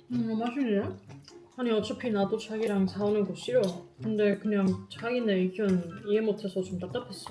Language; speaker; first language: Korean; non-native, fluent; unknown